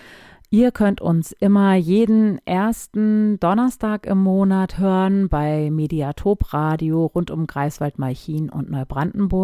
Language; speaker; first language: German; native; German